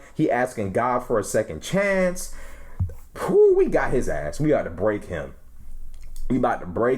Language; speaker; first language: English; native; English